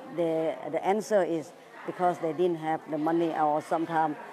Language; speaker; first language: English; non-native, fluent; Thai